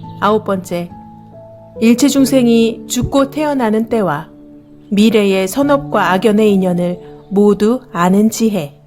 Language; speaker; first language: Korean; native; Korean